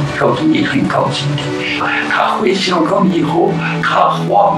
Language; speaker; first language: Chinese; non-native, fluent; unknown